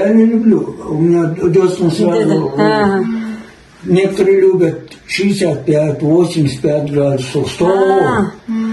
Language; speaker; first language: Russian; non-native, fluent; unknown